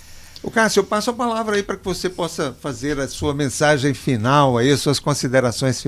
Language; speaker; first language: Portuguese; native; Portuguese